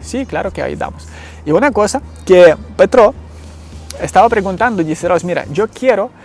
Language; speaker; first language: Spanish; non-native, learner; Ukrainian